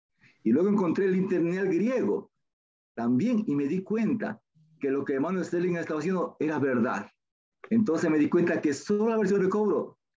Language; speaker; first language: Spanish; native; Spanish